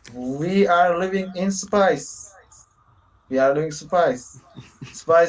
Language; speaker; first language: English; non-native, learner; Turkish